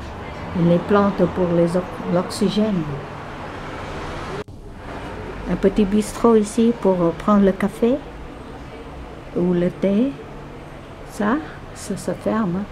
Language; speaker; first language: French; non-native, fluent; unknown